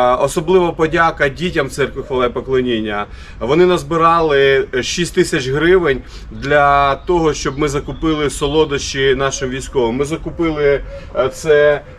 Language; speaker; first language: Ukrainian; non-native, local second language; Russian